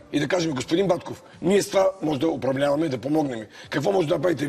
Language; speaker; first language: Bulgarian; native; Bulgarian